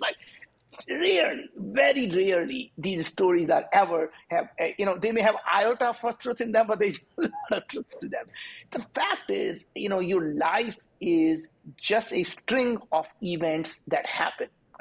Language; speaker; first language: English; non-native, local second language; Hindi